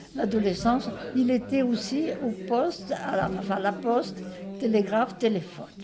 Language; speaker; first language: French; native; French